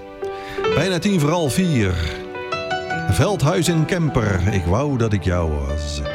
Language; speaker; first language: Dutch; native; Dutch